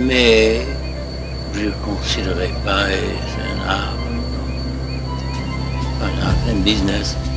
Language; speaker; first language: French; non-native, learner; English